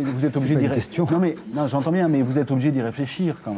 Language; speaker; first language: French; native; French